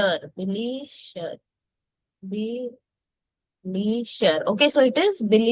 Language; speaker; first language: English; non-native, local second language; Hindi